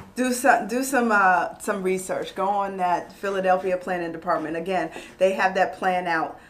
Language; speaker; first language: English; native; English